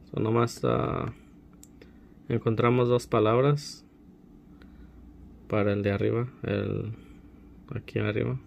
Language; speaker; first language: Spanish; early bilingual, heritage; Spanish